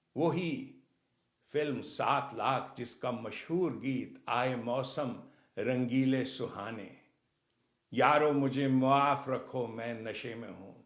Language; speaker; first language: Urdu; native; Urdu